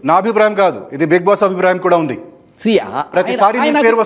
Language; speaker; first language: Telugu; non-native, fluent; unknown